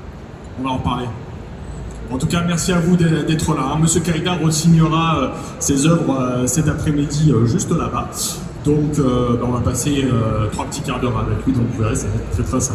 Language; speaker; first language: French; native; French